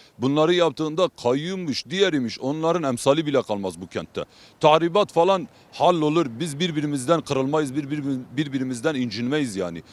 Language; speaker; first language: Turkish; non-native, local second language; Kurdish